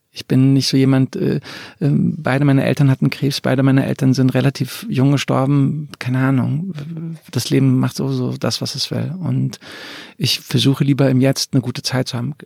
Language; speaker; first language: German; early bilingual, other home language; Croatian